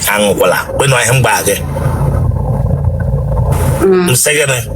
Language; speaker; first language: Igbo; native; Igbo